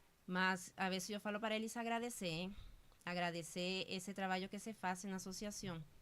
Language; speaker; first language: Portuguese; non-native, fluent; Spanish